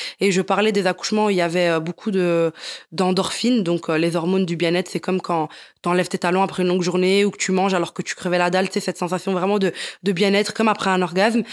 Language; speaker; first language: French; early bilingual, other home language; Italian